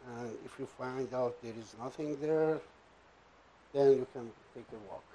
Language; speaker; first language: English; non-native, fluent; Persian